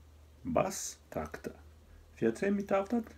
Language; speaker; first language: German; non-native, fluent; Japanese